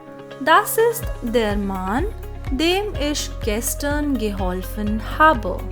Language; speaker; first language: German; non-native, fluent; Hindi